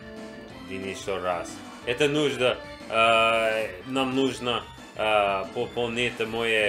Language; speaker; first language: Russian; non-native, learner; English